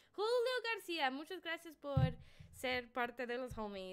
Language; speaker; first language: Spanish; early bilingual, heritage; Spanish